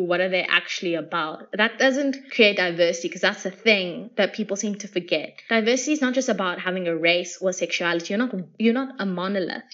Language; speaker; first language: English; native; English